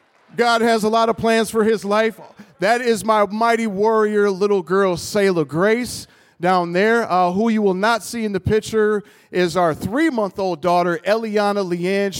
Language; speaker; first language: English; native; English